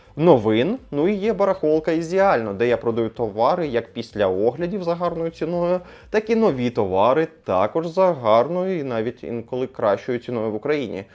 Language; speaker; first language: Ukrainian; non-native, local second language; Russian